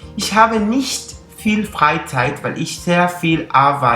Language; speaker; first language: German; non-native, fluent; Spanish